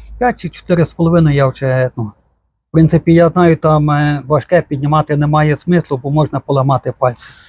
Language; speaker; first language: Ukrainian; native; Ukrainian